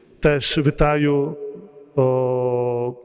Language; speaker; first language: Ukrainian; non-native, fluent; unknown